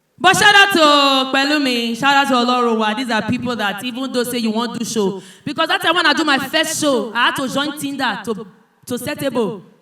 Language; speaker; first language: Nigerian Pidgin; native; Nigerian Pidgin